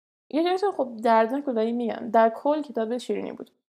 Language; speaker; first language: Persian; native; Persian